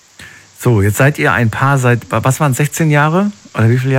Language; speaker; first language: German; native; German